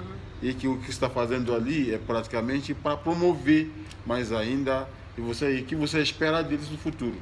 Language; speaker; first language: Portuguese; non-native, fluent; Yoruba